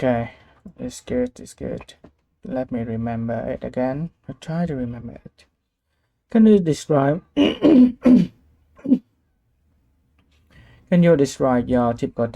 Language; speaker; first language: English; non-native, learner; Vietnamese